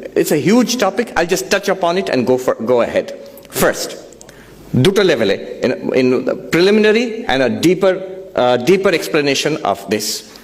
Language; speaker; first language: English; non-native, local second language; Bangla